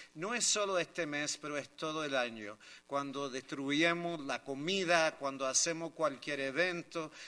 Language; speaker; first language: Spanish; early bilingual, heritage; Spanish